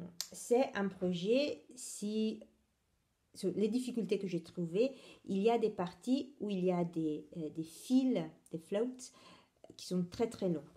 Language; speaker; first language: French; non-native, fluent; Italian